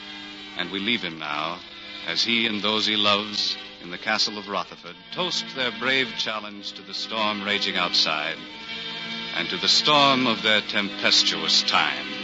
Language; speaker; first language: English; native; English